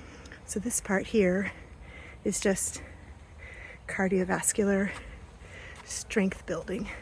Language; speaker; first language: English; native; English